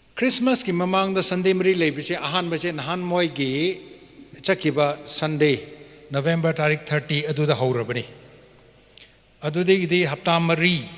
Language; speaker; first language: Manipuri; non-native, local second language; Tangkhul Naga (India)